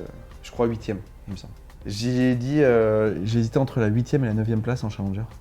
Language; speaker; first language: French; native; French